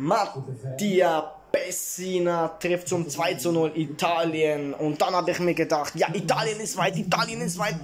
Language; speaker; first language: German; early bilingual, other home language; Italian